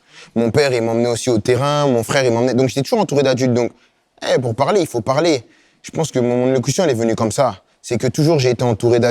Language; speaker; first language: French; native; French